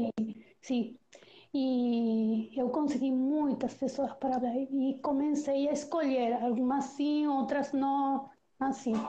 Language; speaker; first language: Portuguese; non-native, learner; Spanish